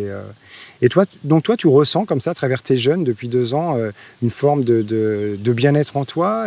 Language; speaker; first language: French; native; French